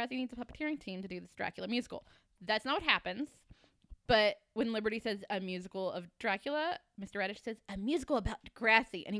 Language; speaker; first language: English; native; English